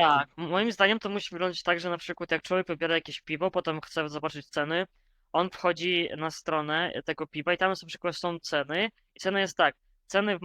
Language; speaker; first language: Polish; non-native, fluent; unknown